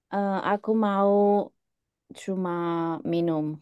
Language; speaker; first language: Indonesian; non-native, learner; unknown